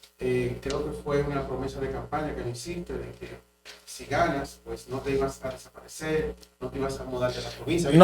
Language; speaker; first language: Spanish; native; Spanish